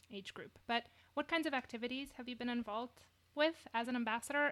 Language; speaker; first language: English; non-native, fluent; Romanian